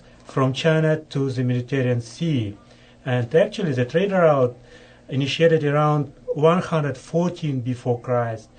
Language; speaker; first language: English; non-native, fluent; Kyrgyz